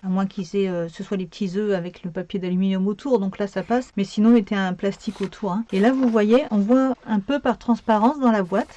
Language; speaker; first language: French; native; French